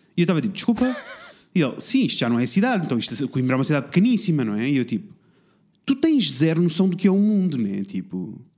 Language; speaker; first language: Portuguese; native; Portuguese